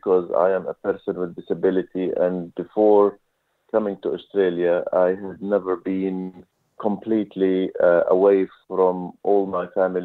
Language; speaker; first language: English; non-native, fluent; Arabic